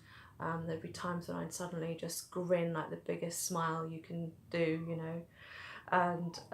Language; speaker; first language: English; native; English